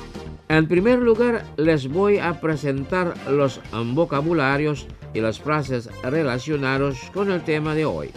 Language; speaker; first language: Spanish; non-native, fluent; Indonesian